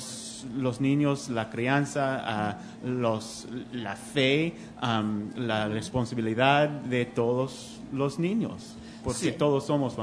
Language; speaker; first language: Spanish; non-native, fluent; English